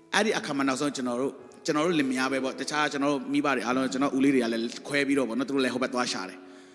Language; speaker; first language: Burmese; non-native, local second language; Hakha Chin